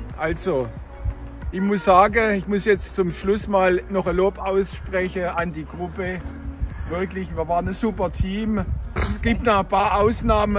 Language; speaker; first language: German; native; German